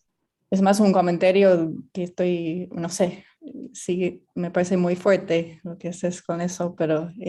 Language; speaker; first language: Spanish; non-native, fluent; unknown